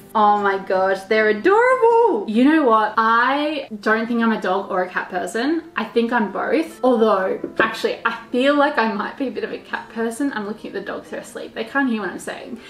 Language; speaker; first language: English; native; English